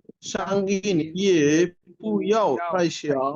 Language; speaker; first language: Chinese; non-native, learner; Bangla